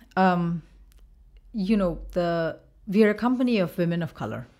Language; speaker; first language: English; non-native, local second language; Bangla